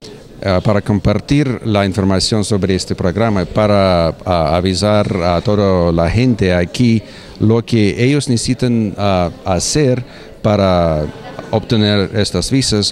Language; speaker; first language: Spanish; non-native, fluent; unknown